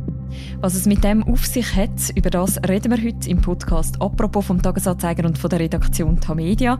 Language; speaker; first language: German; native; German